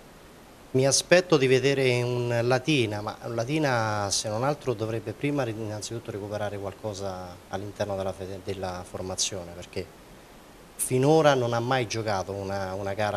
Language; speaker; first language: Italian; native; Italian